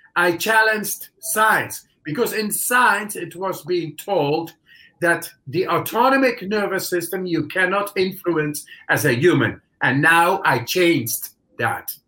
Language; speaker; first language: English; non-native, fluent; Dutch